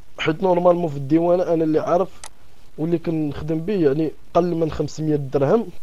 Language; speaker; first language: Arabic; native; Arabic